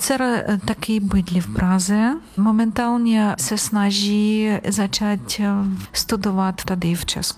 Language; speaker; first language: Czech; non-native, learner; Ukrainian